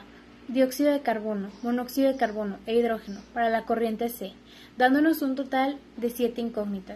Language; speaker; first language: Spanish; native; Spanish